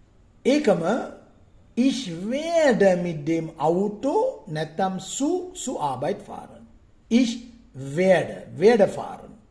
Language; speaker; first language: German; non-native, fluent; Sinhala